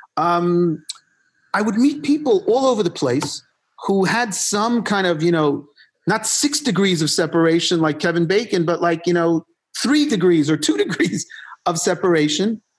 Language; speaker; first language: English; native; English